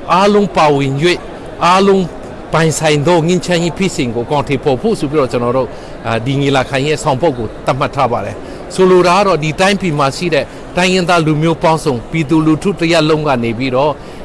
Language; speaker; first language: Burmese; non-native, local second language; Hakha Chin